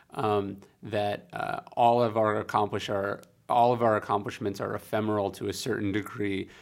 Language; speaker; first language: English; native; English